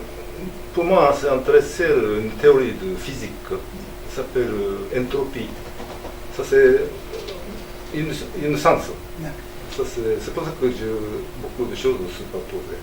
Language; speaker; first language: French; non-native, learner; Japanese